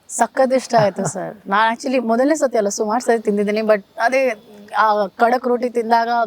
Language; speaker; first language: Kannada; non-native, local second language; Marathi